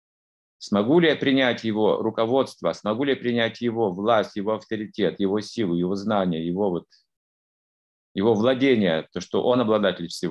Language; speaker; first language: Russian; native; Russian